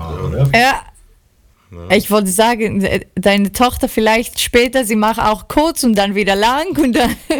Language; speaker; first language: German; non-native, learner; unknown